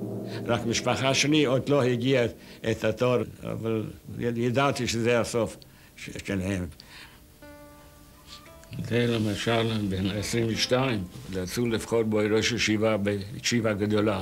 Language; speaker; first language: Hebrew; non-native, fluent; Yiddish